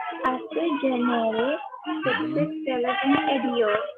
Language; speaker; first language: Turkish; non-native, learner; Indonesian